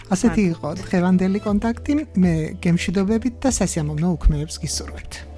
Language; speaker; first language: Georgian; native; Georgian